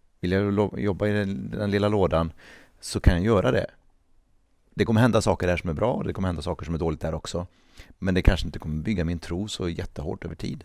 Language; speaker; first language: Swedish; native; Swedish